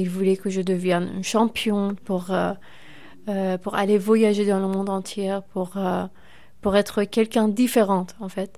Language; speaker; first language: French; non-native, fluent; Persian